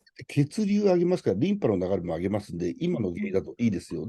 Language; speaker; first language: Japanese; native; Japanese